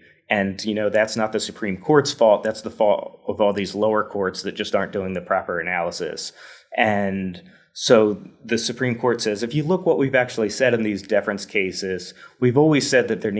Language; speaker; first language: English; native; English